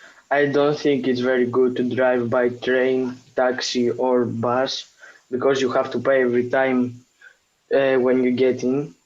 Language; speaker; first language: English; non-native, fluent; Greek